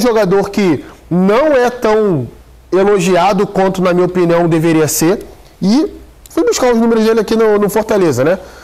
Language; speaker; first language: Portuguese; native; Portuguese